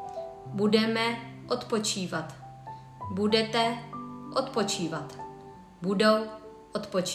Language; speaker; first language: Czech; non-native, fluent; Vietnamese